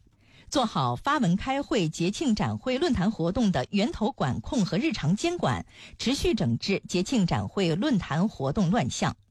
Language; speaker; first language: Chinese; native; Chinese